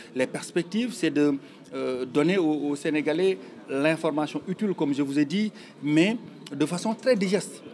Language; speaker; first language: French; non-native, local second language; Wolof